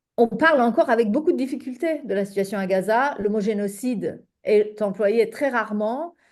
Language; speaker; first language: French; non-native, fluent; Persian